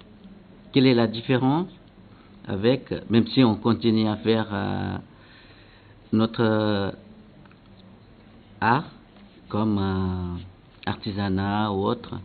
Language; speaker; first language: French; non-native, local second language; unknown